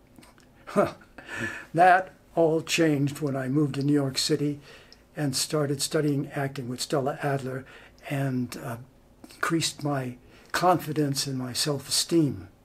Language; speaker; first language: English; native; English